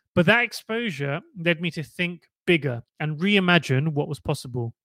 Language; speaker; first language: English; native; English